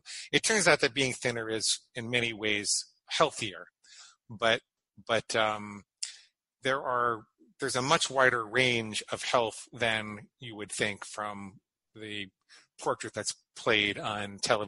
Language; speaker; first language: English; native; English